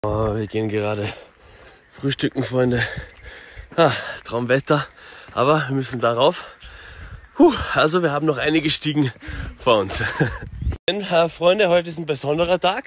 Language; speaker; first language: German; native; German